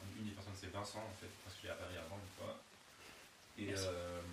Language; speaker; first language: French; non-native, fluent; German